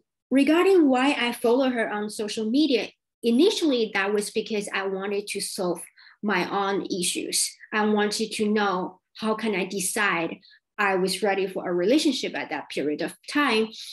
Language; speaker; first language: English; non-native, fluent; Chinese